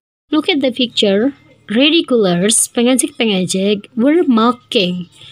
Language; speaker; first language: English; non-native, learner; Indonesian